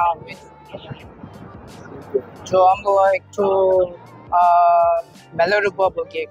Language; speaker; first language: Hindi; non-native, local second language; Tibetan